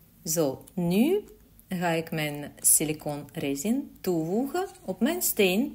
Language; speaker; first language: Dutch; non-native, learner; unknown